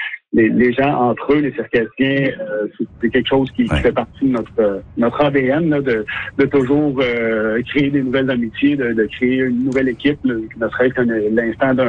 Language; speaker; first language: French; native; French